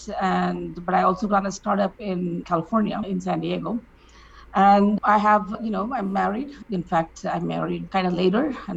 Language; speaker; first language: English; non-native, local second language; Tamil